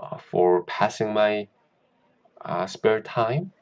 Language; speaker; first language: English; non-native, learner; Korean